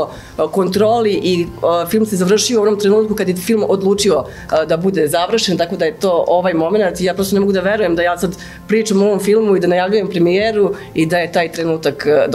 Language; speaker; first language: Serbian; native; Serbian